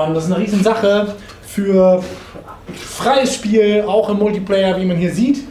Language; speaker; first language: German; native; German